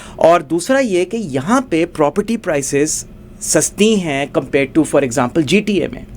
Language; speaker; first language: Urdu; native; Urdu